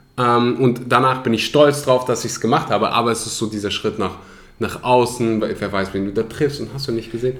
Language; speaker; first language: German; early bilingual, other home language; Russian